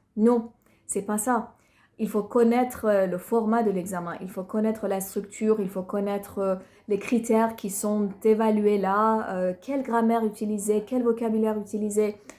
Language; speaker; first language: French; non-native, fluent; Persian